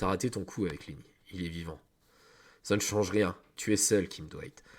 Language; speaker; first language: French; native; French